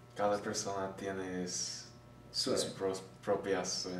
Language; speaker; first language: Spanish; non-native, learner; English